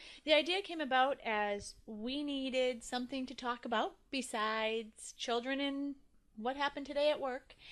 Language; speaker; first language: English; native; English